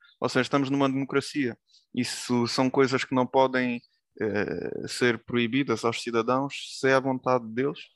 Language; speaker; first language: Portuguese; early bilingual, other home language; Ukrainian